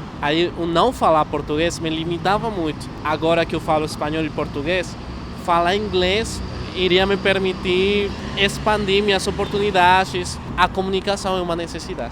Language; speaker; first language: Portuguese; non-native, fluent; Spanish